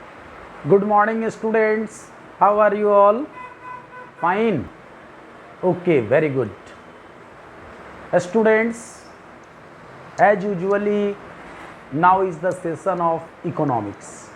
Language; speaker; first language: English; non-native, local second language; Hindi